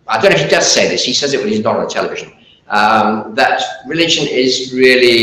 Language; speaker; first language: English; native; English